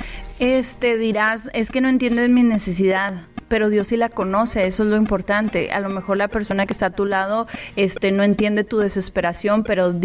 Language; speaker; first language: Spanish; native; Spanish